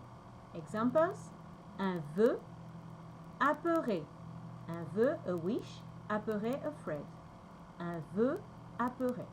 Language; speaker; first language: French; native; French